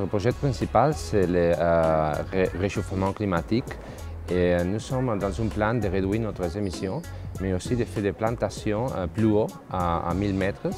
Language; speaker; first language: French; non-native, fluent; Spanish